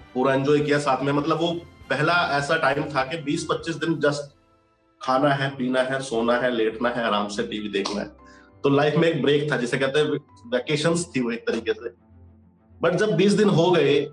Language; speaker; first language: Hindi; native; Hindi